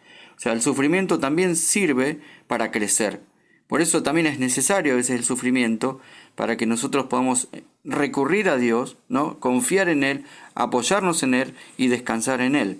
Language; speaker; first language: Spanish; native; Spanish